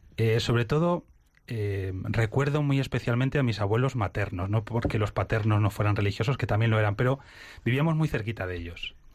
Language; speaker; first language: Spanish; native; Spanish